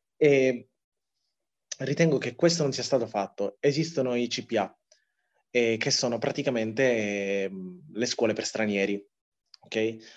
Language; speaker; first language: Italian; early bilingual, other home language; Tigrinya